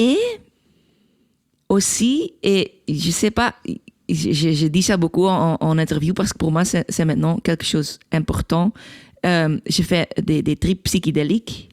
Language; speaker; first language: French; non-native, local second language; Dutch